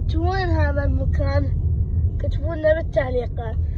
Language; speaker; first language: Arabic; native; Arabic